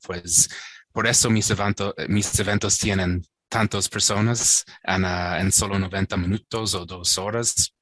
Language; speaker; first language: Spanish; non-native, fluent; English